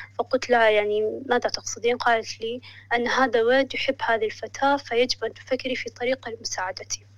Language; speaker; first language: Arabic; non-native, local second language; Somali